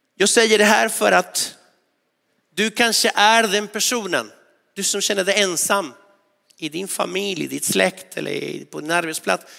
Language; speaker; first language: Swedish; non-native, fluent; Spanish